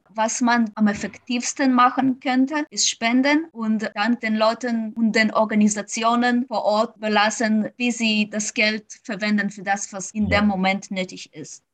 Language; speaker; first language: German; non-native, fluent; Ukrainian